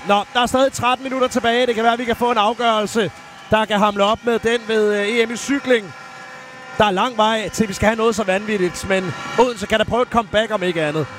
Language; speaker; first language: Danish; native; Danish